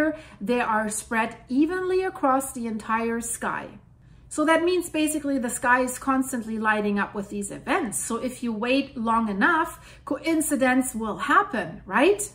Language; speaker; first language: English; non-native, fluent; German